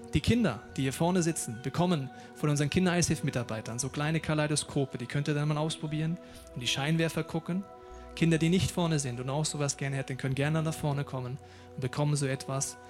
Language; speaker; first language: German; native; German